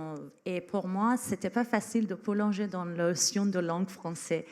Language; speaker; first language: French; non-native, fluent; Persian